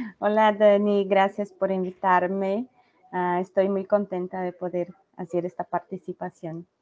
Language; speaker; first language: Spanish; non-native, learner; Portuguese